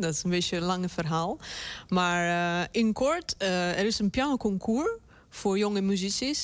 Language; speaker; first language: Dutch; non-native, fluent; Russian